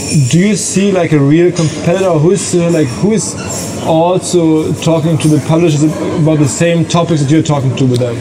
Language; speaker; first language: English; non-native, fluent; German